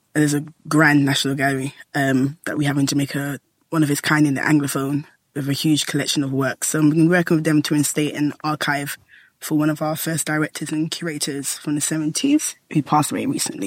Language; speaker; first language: English; native; English